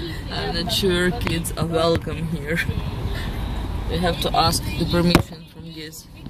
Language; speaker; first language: English; non-native, fluent; Ukrainian